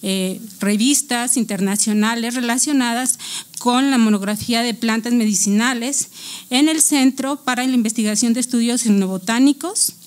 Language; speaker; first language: Spanish; native; Spanish